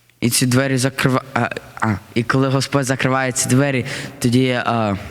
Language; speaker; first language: Ukrainian; early bilingual, heritage; Ukrainian